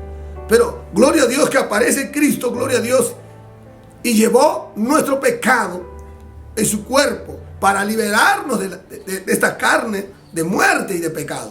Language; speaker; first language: Spanish; native; Spanish